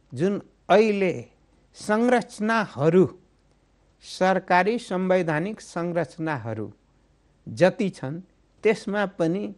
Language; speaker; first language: Nepali; native; Nepali